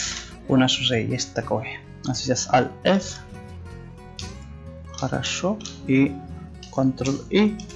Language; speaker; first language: Russian; non-native, learner; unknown